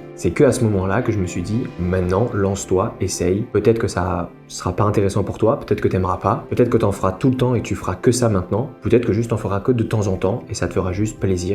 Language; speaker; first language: French; native; French